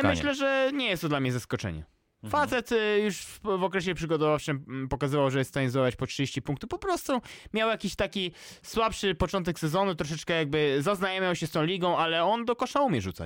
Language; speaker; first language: Polish; native; Polish